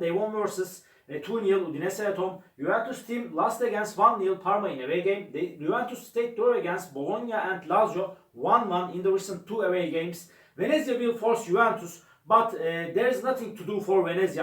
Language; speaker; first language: English; non-native, learner; Turkish